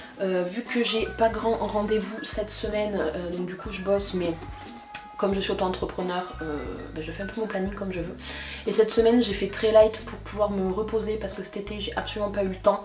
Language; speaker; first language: French; native; French